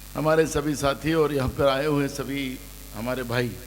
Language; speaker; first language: Hindi; non-native, local second language; Marathi